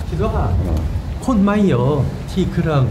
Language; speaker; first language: Thai; non-native, learner; Korean